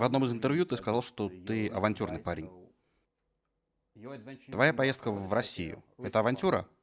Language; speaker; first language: Russian; native; Russian